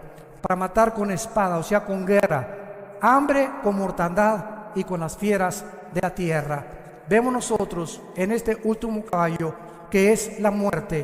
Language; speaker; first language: Spanish; native; Spanish